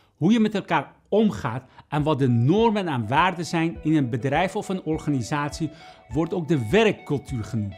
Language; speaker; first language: Dutch; non-native, fluent; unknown